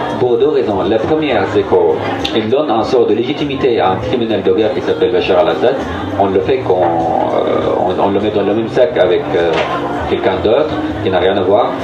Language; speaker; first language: French; non-native, fluent; Arabic